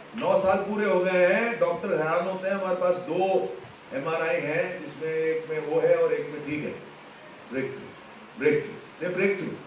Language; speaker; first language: Hindi; non-native, local second language; Punjabi